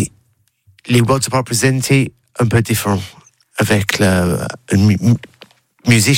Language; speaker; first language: French; non-native, learner; English